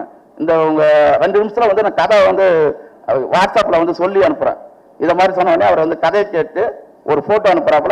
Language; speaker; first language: Tamil; native; Tamil